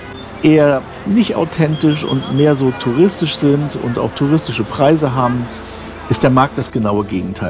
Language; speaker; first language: German; native; German